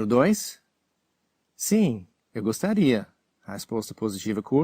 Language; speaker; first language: Portuguese; non-native, fluent; English